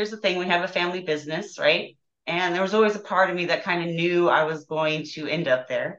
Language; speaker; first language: English; native; English